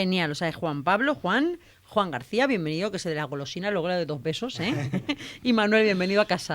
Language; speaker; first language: Spanish; native; Spanish